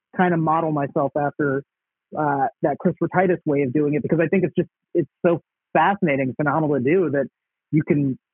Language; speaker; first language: English; native; English